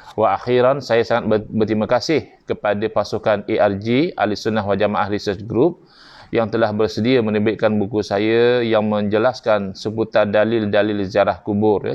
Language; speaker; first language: Malay; native; Malay